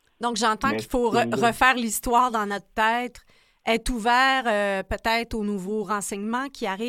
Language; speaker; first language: French; native; French